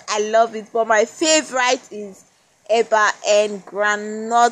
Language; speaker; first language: English; non-native, local second language; Esan